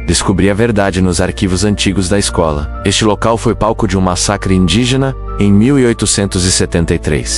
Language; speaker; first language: Portuguese; native; Portuguese